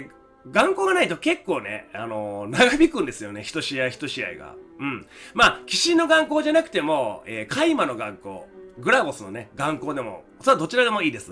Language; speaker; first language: Japanese; native; Japanese